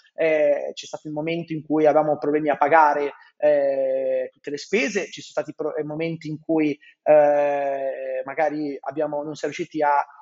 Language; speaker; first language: Italian; native; Italian